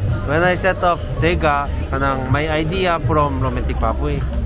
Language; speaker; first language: English; non-native, learner; Korean